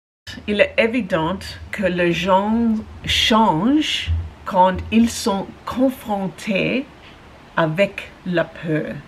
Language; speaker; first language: French; non-native, learner; English